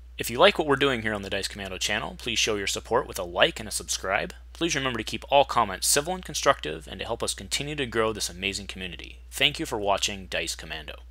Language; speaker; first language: English; native; English